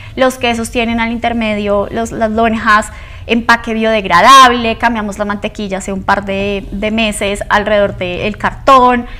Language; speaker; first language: Spanish; native; Spanish